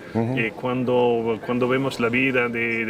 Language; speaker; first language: Spanish; non-native, fluent; French